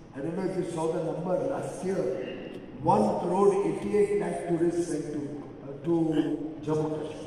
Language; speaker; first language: English; non-native, local second language; Hindi